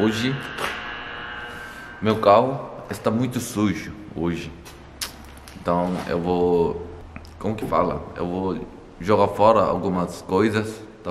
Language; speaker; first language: Portuguese; non-native, learner; Korean